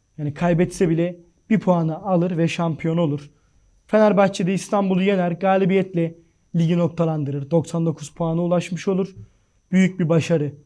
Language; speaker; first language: Turkish; native; Turkish